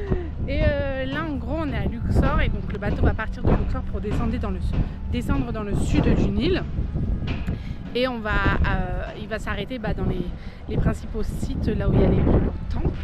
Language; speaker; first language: French; native; French